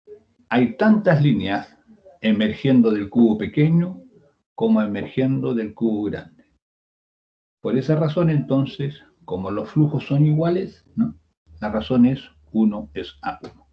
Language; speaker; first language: Spanish; native; Spanish